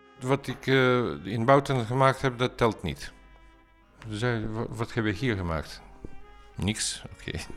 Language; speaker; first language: Dutch; non-native, learner; Bosnian